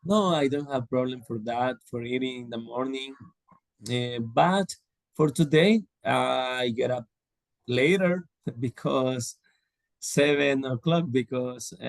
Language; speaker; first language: English; non-native, learner; Spanish